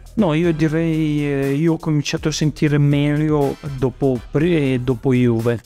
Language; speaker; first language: Italian; non-native, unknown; Russian